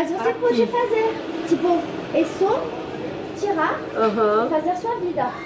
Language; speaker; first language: Portuguese; non-native, fluent; French